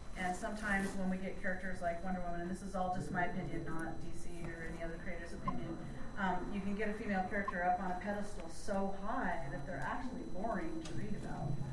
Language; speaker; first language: English; native; English